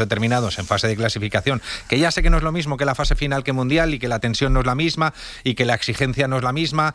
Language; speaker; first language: Spanish; native; Spanish